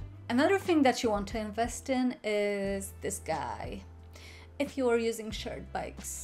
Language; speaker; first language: English; non-native, fluent; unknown